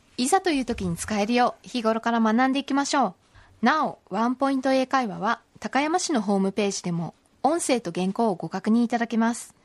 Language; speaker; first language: Japanese; native; Japanese